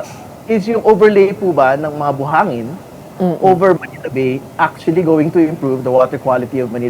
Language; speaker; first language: Filipino; native; Filipino